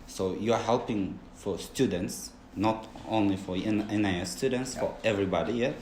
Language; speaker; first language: English; non-native, learner; Kazakh